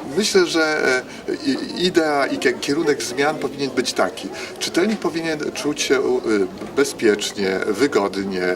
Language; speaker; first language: Polish; native; Polish